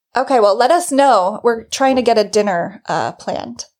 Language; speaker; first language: English; native; English